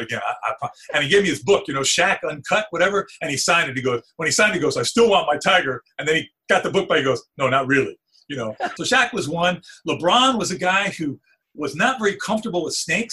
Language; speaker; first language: English; early bilingual, other home language; Spanish